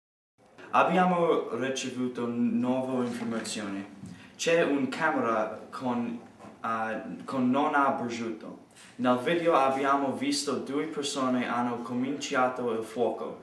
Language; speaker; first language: Italian; non-native, learner; English